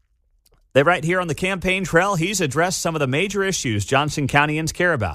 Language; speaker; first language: English; native; English